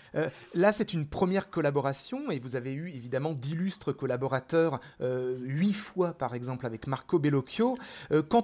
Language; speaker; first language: French; native; French